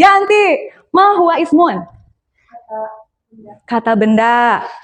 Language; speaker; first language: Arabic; non-native, fluent; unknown